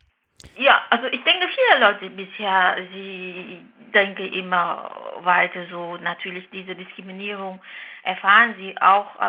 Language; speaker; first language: German; non-native, fluent; Vietnamese